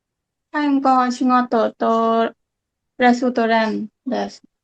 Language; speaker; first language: Japanese; non-native, learner; Burmese